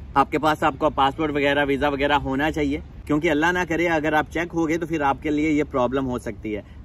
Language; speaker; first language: Urdu; non-native, local second language; Punjabi